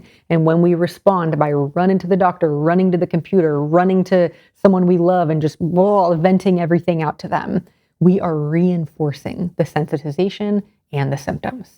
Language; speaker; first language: English; native; English